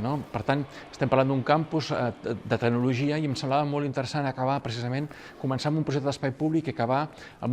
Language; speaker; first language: Catalan; native; Catalan